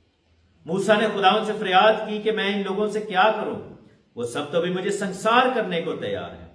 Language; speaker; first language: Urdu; non-native, local second language; Punjabi